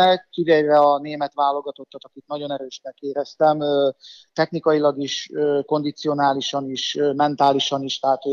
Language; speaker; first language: Hungarian; native; Hungarian